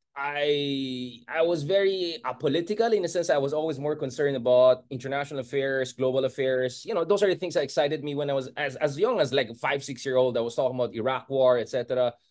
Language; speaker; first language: English; non-native, local second language; Iloko